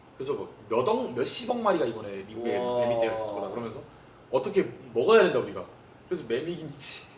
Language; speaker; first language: Korean; early bilingual, heritage; Korean